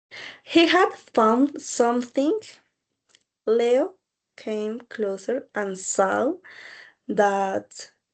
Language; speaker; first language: English; non-native, learner; Spanish